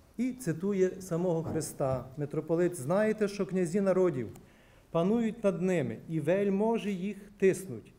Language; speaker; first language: Ukrainian; native; Ukrainian